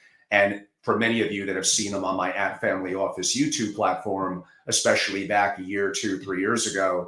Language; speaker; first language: English; native; English